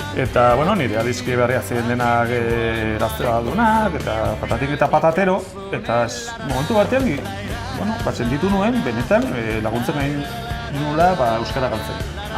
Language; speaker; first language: Basque; non-native, local second language; Spanish